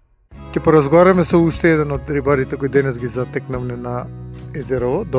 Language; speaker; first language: Macedonian; native; Macedonian